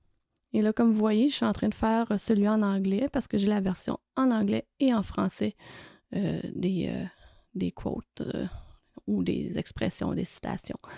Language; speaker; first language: French; native; French